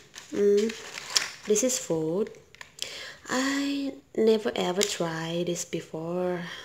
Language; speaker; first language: English; non-native, learner; Indonesian